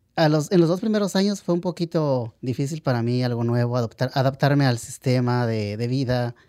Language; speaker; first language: Spanish; native; Spanish